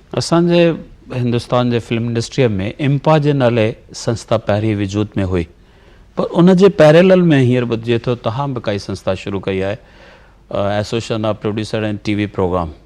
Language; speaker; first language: Sindhi; early bilingual, heritage; Sindhi